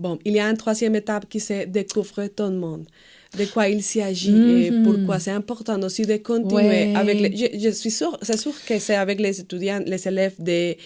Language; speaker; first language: French; non-native, fluent; Spanish